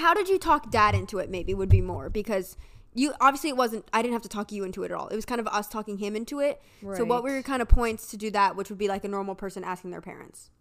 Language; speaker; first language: English; native; English